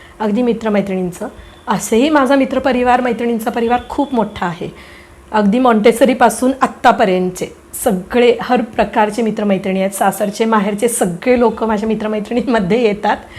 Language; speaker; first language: Marathi; native; Marathi